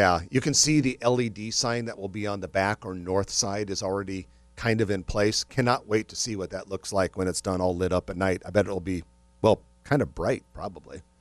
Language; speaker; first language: English; native; English